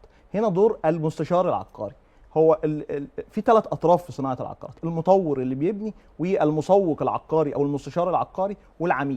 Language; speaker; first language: Arabic; native; Arabic